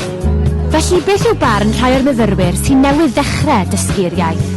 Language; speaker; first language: Welsh; native; Welsh